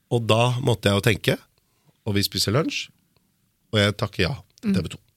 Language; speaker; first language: Norwegian; early bilingual, other home language; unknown